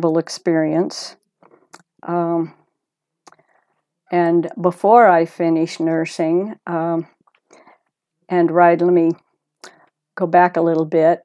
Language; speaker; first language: English; native; English